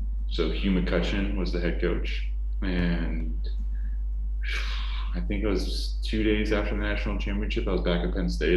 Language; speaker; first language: English; native; English